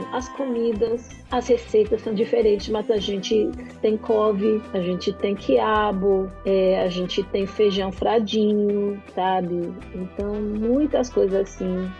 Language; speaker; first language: Portuguese; non-native, fluent; English